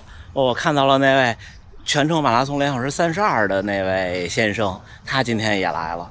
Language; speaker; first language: Chinese; native; Chinese